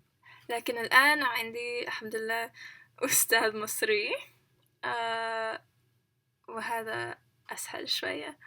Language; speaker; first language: Arabic; non-native, learner; English